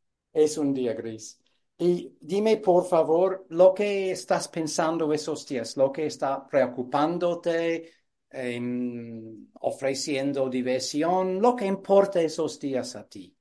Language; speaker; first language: Spanish; non-native, fluent; English